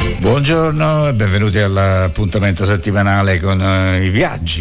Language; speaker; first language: Italian; native; Italian